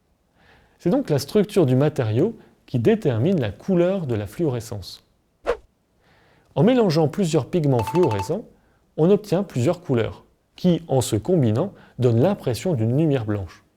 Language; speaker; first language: French; native; French